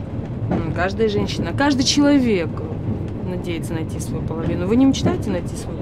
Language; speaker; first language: Russian; native; Russian